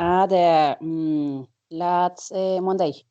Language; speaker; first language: English; non-native, learner; Spanish